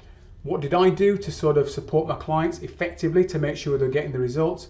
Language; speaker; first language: English; native; English